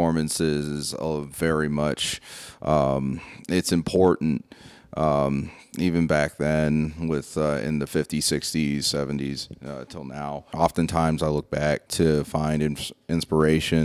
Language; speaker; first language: English; native; English